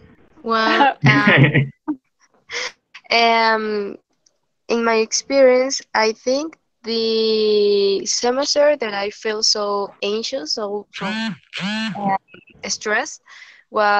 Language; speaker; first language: English; non-native, learner; Spanish